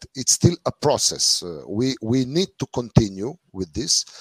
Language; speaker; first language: English; non-native, fluent; Slovenian